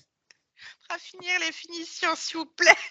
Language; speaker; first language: French; native; French